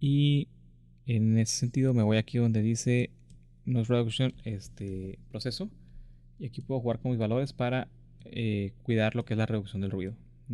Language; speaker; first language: Spanish; native; Spanish